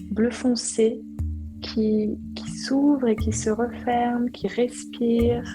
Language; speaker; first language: French; native; French